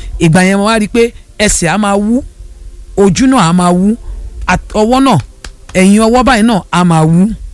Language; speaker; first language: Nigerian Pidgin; non-native, local second language; Igbo